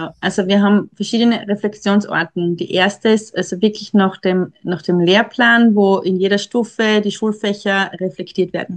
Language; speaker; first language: German; non-native, learner; Slovenian